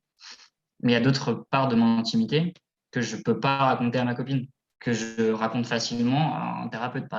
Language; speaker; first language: French; native; French